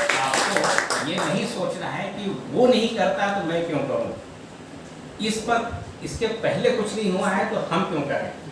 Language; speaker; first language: Hindi; native; Hindi